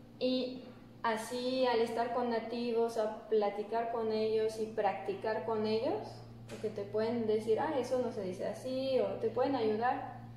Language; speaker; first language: Spanish; non-native, fluent; French